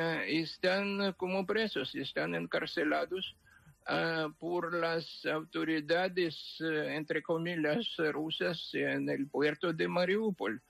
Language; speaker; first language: Spanish; non-native, fluent; Ukrainian